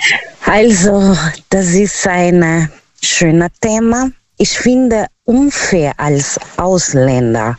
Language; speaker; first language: German; non-native, learner; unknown